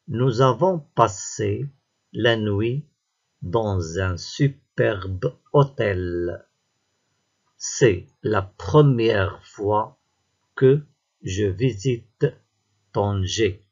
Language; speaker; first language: French; non-native, local second language; Arabic